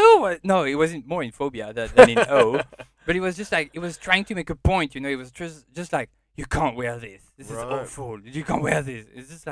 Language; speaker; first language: English; non-native, fluent; French